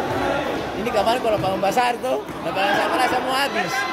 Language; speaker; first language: Malay; native; Malay